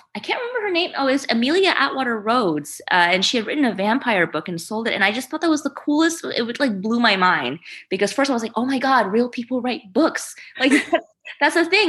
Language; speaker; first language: English; early bilingual, other home language; Chinese